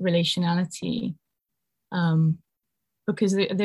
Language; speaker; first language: English; native; English